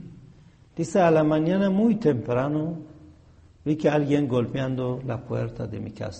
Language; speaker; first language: Spanish; non-native, fluent; Persian